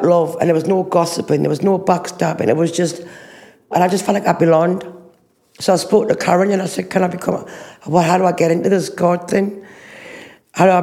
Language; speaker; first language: English; native; English